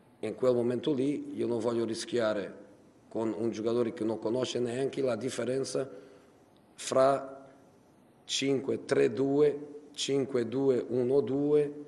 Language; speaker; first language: Italian; non-native, fluent; Portuguese